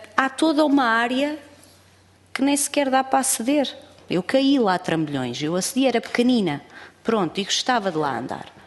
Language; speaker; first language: Portuguese; native; Portuguese